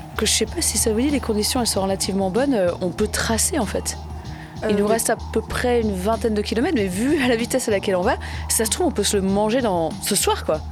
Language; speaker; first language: French; native; French